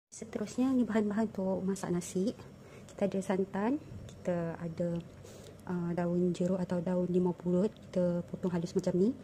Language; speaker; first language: Malay; native; Malay